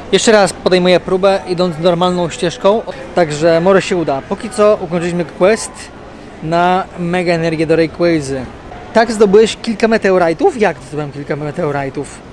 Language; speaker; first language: Polish; native; Polish